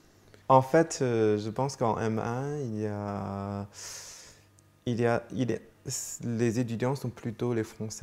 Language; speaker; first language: French; non-native, fluent; Chinese